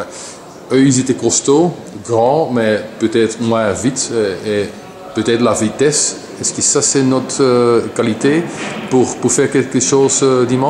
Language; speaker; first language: French; non-native, local second language; Dutch